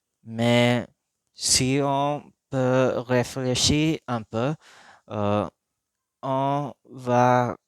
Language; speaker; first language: French; non-native, learner; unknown